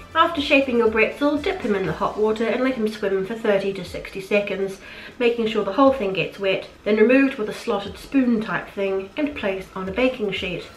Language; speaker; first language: English; native; English